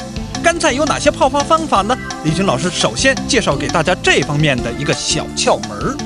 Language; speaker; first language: Chinese; native; Chinese